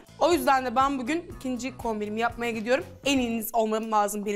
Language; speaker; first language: Turkish; native; Turkish